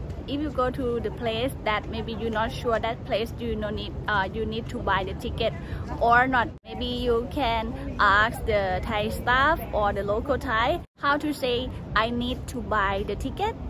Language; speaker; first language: English; non-native, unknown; Thai